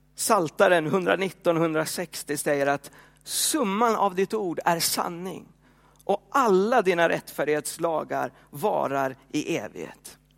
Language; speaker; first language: Swedish; native; Swedish